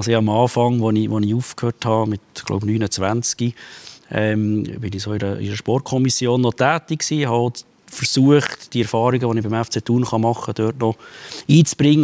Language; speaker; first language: German; native; German